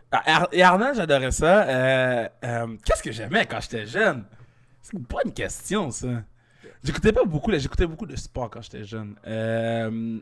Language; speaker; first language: French; native; French